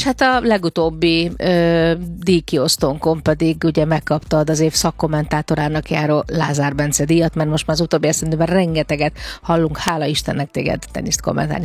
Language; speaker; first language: Hungarian; native; Hungarian